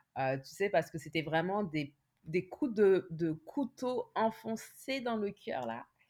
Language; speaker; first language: French; native; French